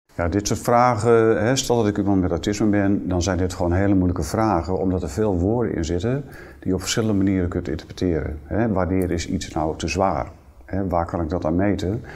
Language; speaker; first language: Dutch; native; Dutch